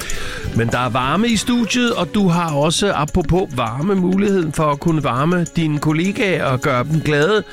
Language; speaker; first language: Danish; native; Danish